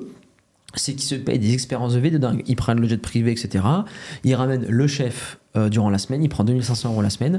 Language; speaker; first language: French; native; French